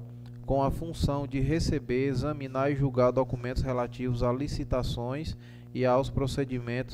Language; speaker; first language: Portuguese; native; Portuguese